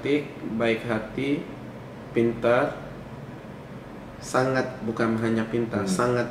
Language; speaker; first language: Indonesian; non-native, fluent; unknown